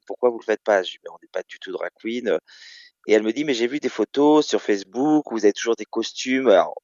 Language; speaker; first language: French; native; French